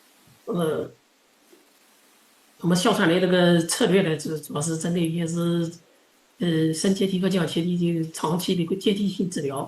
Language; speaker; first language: Chinese; non-native, local second language; Indonesian